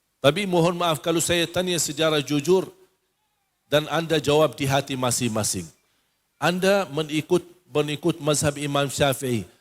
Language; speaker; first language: Malay; non-native, fluent; Arabic